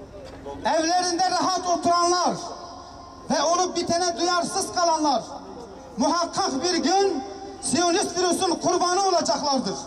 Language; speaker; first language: Turkish; native; Turkish